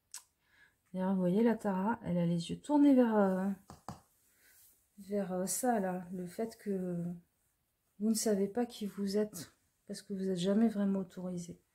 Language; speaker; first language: French; native; French